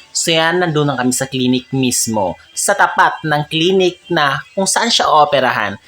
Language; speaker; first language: Filipino; non-native, local second language; Cebuano